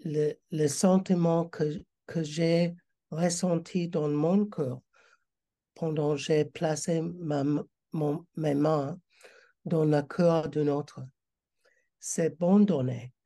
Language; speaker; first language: French; non-native, learner; English